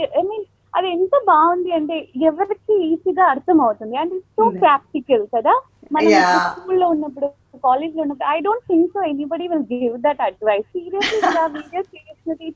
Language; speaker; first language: Telugu; non-native, local second language; Malayalam